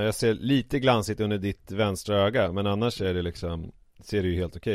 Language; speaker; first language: Swedish; native; Swedish